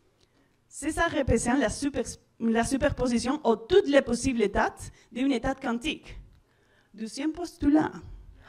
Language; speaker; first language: French; non-native, learner; Spanish